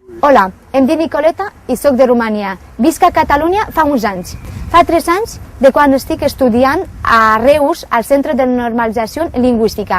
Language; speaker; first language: Catalan; non-native, fluent; Romanian